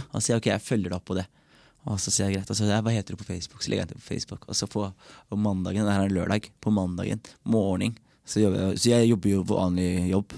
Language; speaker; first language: Norwegian; early bilingual, other home language; Somali